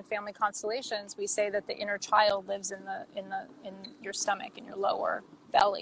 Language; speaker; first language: English; native; English